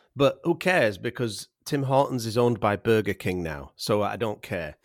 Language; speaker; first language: English; native; English